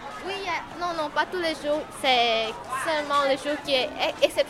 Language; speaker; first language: French; non-native, learner; Lao